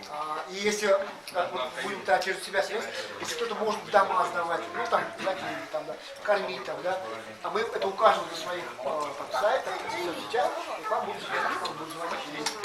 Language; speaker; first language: Russian; non-native, local second language; Bashkir